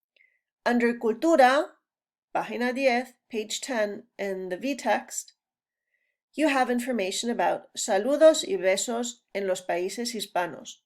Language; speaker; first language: Spanish; non-native, fluent; English